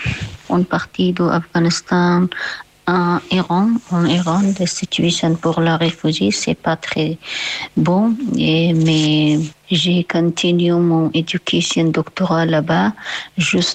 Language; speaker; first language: French; non-native, learner; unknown